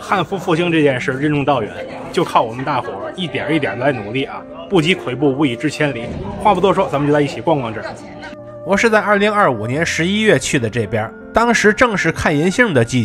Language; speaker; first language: Chinese; native; Chinese